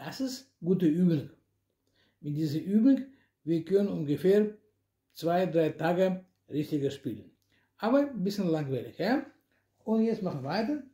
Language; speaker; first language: German; non-native, learner; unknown